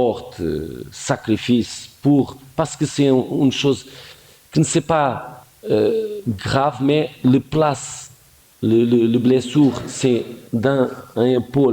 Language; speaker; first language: French; non-native, fluent; Portuguese